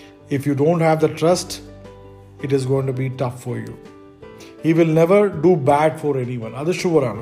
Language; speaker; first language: English; non-native, local second language; Malayalam